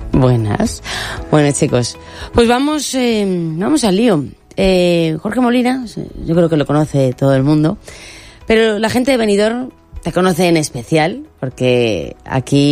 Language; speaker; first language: Spanish; native; Spanish